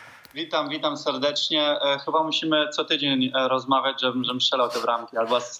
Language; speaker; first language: Polish; early bilingual, heritage; Polish